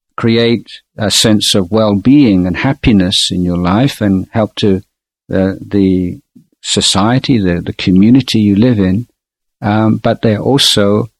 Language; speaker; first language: English; native; English